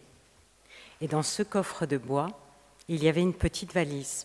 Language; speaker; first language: French; native; French